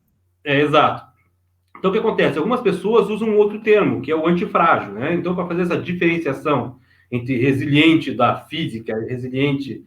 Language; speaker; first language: Portuguese; native; Portuguese